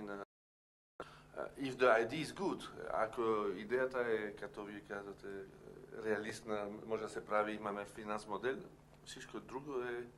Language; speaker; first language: Bulgarian; non-native, learner; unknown